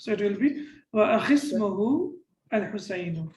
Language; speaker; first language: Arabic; non-native, fluent; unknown